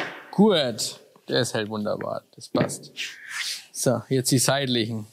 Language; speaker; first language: German; native; German